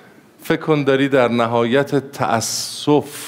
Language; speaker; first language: Persian; native; Persian